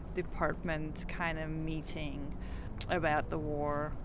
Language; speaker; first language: English; non-native, fluent; Russian